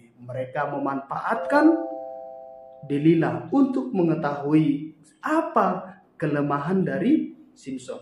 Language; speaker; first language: Indonesian; native; Indonesian